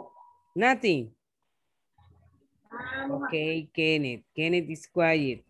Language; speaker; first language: English; non-native, fluent; Spanish